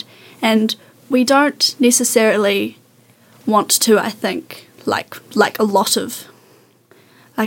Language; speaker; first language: English; native; English